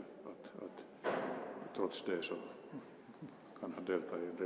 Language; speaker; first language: Swedish; non-native, local second language; Finnish